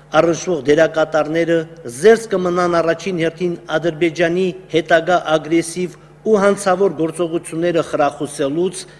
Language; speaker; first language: Armenian; native; Armenian